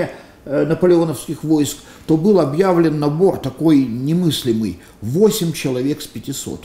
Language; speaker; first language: Russian; native; Russian